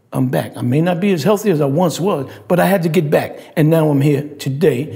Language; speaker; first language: English; native; English